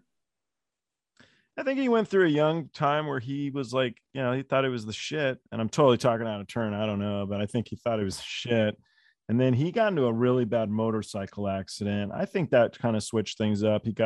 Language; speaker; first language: English; native; English